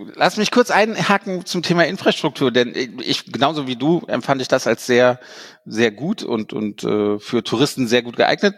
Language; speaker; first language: German; native; German